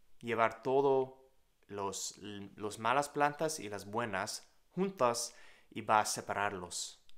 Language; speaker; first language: Spanish; non-native, learner; English